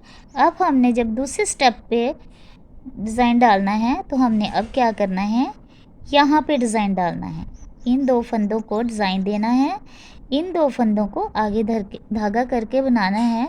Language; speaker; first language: Hindi; non-native, local second language; Punjabi